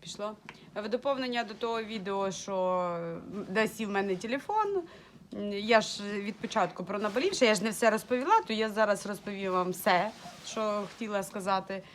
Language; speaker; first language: Ukrainian; non-native, local second language; Russian